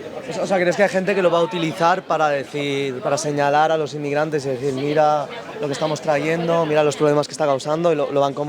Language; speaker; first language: Spanish; native; Spanish